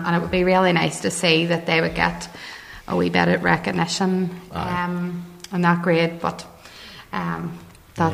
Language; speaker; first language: English; native; English